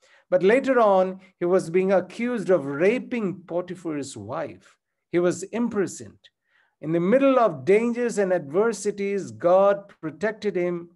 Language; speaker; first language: English; non-native, local second language; Malayalam